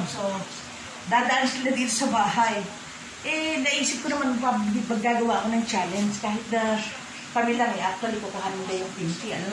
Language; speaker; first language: Filipino; native; Filipino